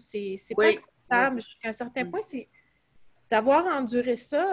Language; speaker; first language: French; native; French